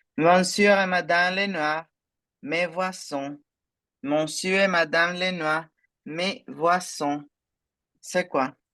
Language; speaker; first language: French; non-native, fluent; Spanish